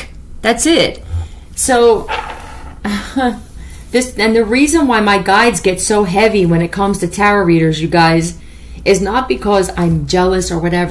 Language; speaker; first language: English; native; English